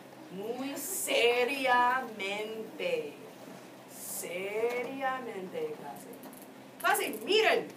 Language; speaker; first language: Spanish; non-native, fluent; English